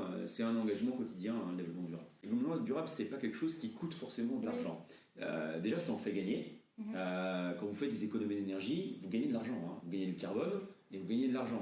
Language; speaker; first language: French; native; French